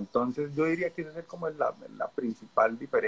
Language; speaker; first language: Spanish; native; Spanish